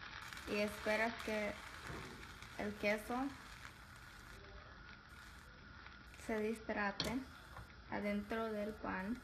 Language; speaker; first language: Spanish; early bilingual, heritage; Spanish